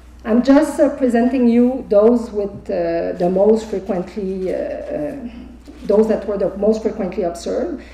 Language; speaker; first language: English; non-native, fluent; French